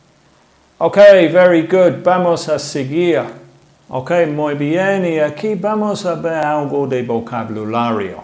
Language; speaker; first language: Spanish; non-native, fluent; English